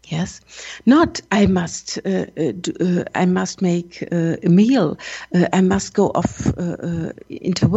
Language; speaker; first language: English; non-native, learner; German